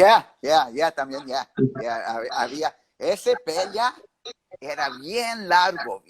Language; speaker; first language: Spanish; early bilingual, heritage; English